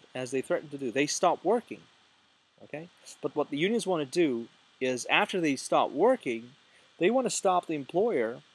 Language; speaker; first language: English; non-native, fluent; Russian